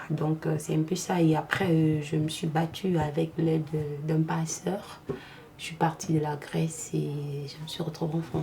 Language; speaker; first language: French; non-native, local second language; Lingala